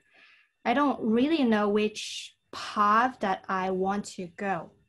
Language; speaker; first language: English; non-native, fluent; Cantonese